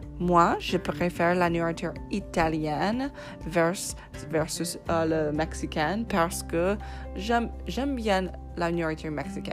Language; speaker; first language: French; non-native, fluent; English